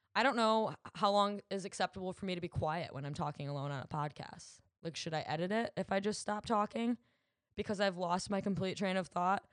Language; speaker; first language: English; native; English